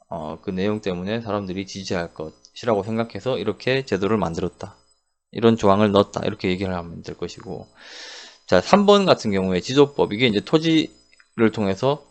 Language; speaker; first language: Korean; native; Korean